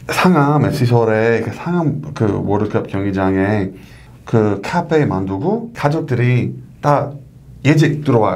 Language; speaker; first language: Korean; non-native, learner; English